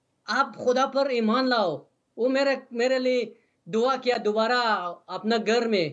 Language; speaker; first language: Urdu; non-native, learner; Persian